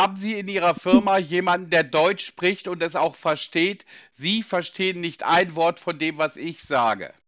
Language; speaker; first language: German; native; German